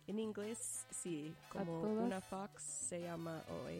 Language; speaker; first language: Spanish; non-native, learner; English